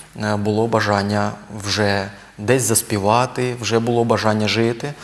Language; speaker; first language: Ukrainian; native; Ukrainian